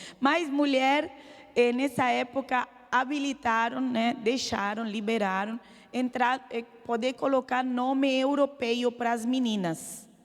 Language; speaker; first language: Portuguese; non-native, fluent; Arabic